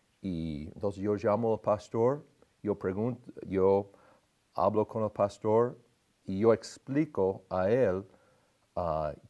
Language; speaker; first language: Spanish; non-native, fluent; English